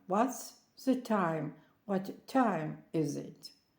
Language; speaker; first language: English; non-native, fluent; Ukrainian